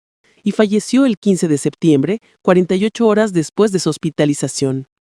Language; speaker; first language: Spanish; native; Spanish